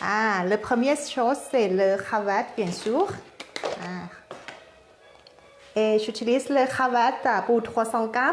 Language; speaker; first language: French; non-native, learner; Thai